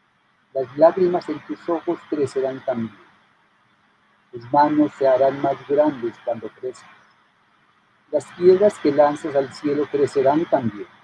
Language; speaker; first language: Spanish; native; Spanish